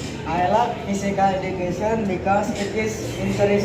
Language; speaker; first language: English; non-native, learner; Indonesian